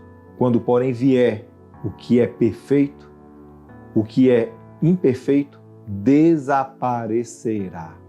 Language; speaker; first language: Portuguese; native; Portuguese